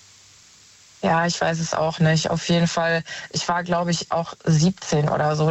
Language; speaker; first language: German; native; German